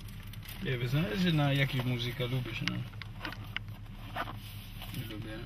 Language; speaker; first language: Polish; non-native, learner; Italian